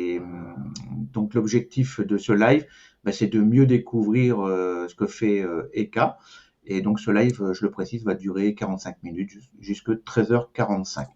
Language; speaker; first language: French; native; French